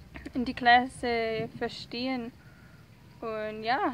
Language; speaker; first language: German; non-native, learner; English